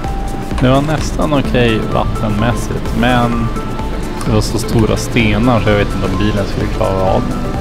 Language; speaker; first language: Swedish; native; Swedish